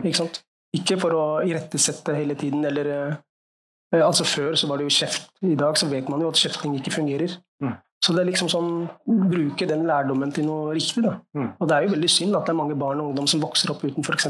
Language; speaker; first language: Norwegian; early bilingual, other home language; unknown